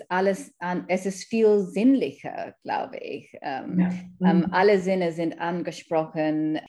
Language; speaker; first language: German; non-native, fluent; English